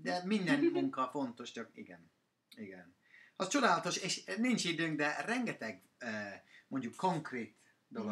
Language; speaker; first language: Hungarian; non-native, fluent; English